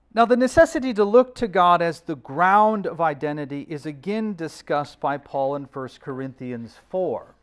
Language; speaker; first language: English; native; English